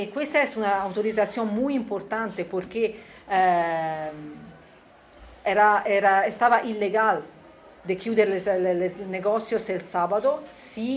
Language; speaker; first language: Spanish; non-native, learner; Italian